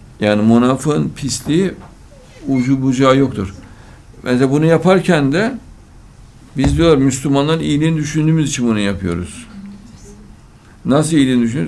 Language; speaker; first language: Turkish; native; Turkish